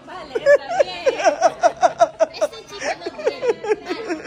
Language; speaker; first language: Spanish; non-native, learner; Filipino